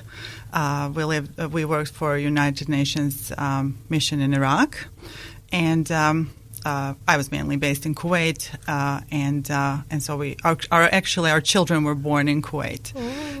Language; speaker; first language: English; non-native, fluent; Bosnian